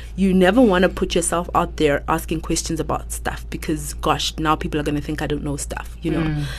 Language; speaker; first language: English; non-native, local second language; Southern Sotho